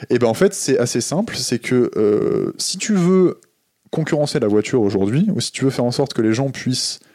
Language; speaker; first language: French; native; French